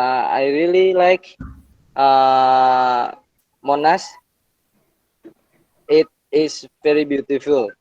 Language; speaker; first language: English; non-native, learner; Indonesian